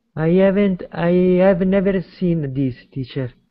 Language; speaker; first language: English; non-native, learner; Italian